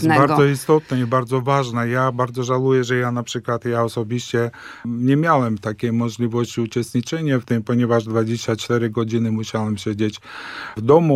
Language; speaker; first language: Polish; early bilingual, heritage; Polish